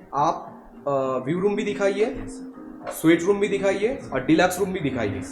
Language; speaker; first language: Hindi; non-native, local second language; Bangla